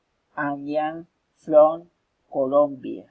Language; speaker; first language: English; non-native, learner; Spanish